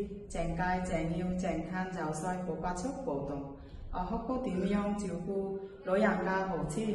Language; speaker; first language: Cantonese; non-native, learner; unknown